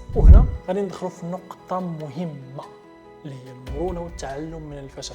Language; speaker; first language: Arabic; native; Arabic